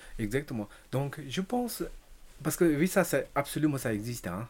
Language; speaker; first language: French; non-native, learner; Tibetan